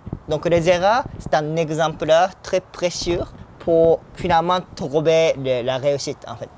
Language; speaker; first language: French; non-native, fluent; Japanese